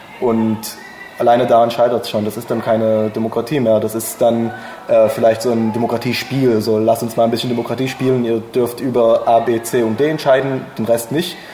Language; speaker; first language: German; non-native, fluent; English